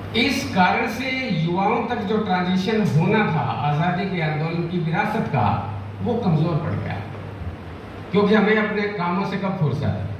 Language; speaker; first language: Hindi; native; Hindi